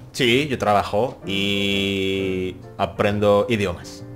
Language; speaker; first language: Spanish; non-native, fluent; Indonesian